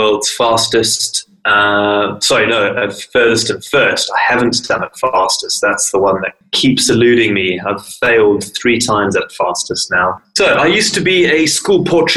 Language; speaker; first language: English; native; English